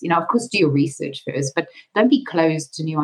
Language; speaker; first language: English; native; English